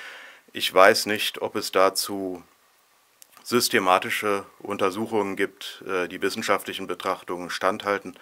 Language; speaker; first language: German; native; German